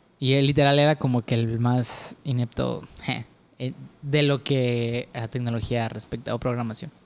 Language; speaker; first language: Spanish; native; Spanish